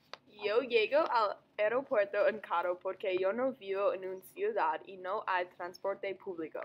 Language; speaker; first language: Spanish; non-native, learner; English